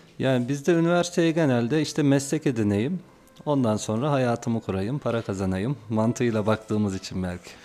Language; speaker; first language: Turkish; native; Turkish